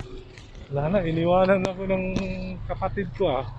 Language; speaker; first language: Filipino; non-native, local second language; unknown